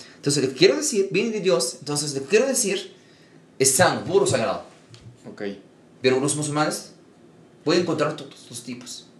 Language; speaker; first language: Spanish; non-native, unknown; Arabic